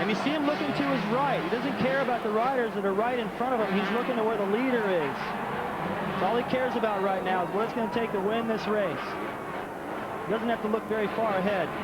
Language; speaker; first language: English; native; English